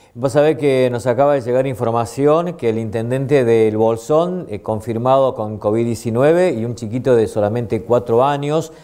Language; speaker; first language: Spanish; native; Spanish